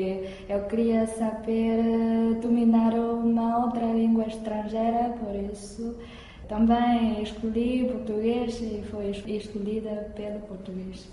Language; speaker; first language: Portuguese; non-native, fluent; Chinese